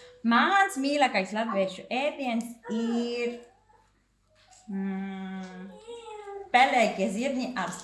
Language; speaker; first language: Latvian; non-native, fluent; Spanish